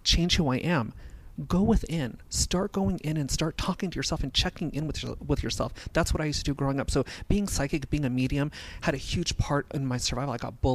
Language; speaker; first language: English; native; English